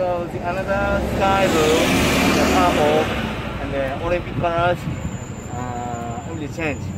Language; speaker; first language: English; non-native, learner; Japanese